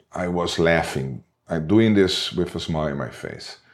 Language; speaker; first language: English; non-native, fluent; Portuguese